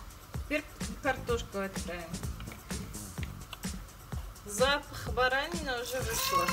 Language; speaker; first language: Russian; non-native, learner; Tajik